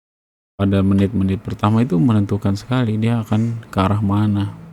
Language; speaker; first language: Indonesian; native; Indonesian